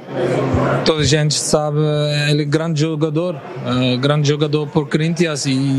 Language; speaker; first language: Portuguese; non-native, learner; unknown